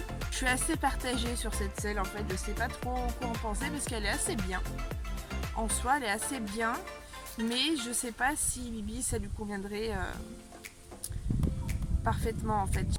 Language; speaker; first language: French; native; French